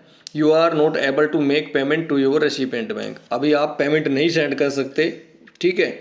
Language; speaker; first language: Hindi; native; Hindi